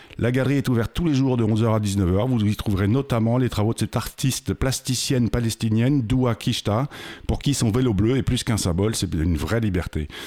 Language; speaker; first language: French; native; French